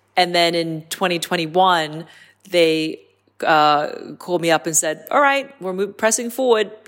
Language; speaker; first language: English; non-native, local second language; Cantonese